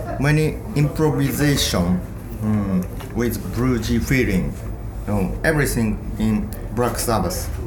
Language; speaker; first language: English; non-native, learner; Japanese